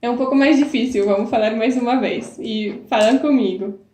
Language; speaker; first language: Portuguese; non-native, fluent; Polish